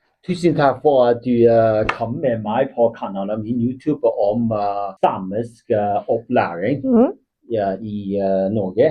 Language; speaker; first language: Norwegian; non-native, fluent; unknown